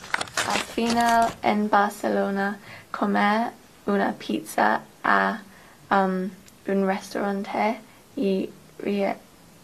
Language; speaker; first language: Spanish; non-native, learner; English